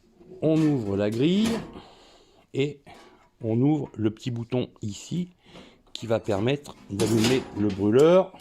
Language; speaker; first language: French; native; French